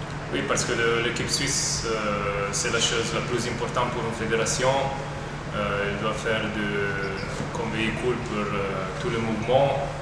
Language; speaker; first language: French; non-native, fluent; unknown